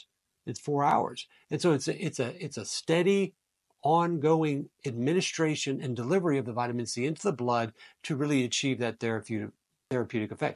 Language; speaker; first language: English; native; English